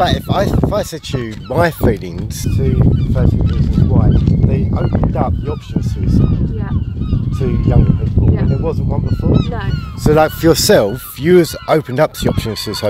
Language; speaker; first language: English; native; English